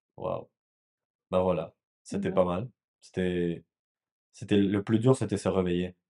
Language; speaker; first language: French; non-native, fluent; Spanish